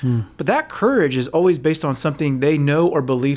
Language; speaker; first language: English; native; English